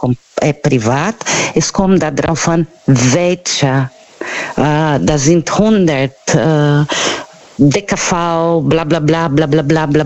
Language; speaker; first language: German; non-native, learner; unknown